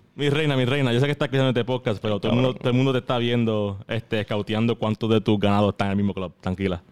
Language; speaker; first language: Spanish; native; Spanish